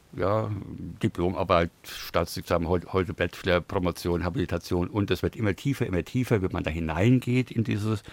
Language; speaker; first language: German; native; German